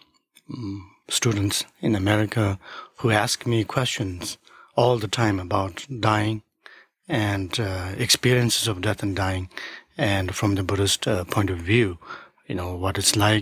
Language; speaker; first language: English; non-native, local second language; Tibetan